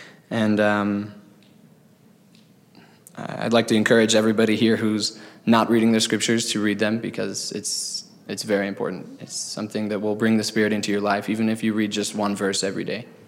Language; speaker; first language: English; native; English